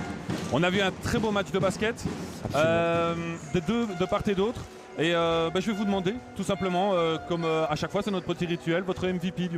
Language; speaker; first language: French; native; French